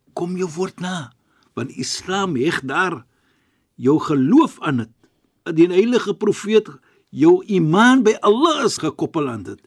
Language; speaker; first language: Afrikaans; non-native, fluent; Arabic